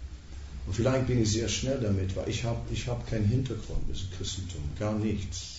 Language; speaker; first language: German; non-native, fluent; Dutch